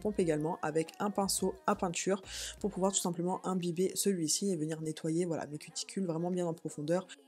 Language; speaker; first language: French; native; French